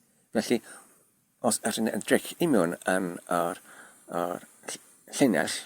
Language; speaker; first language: Welsh; non-native, learner; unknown